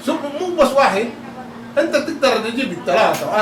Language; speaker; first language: Arabic; non-native, learner; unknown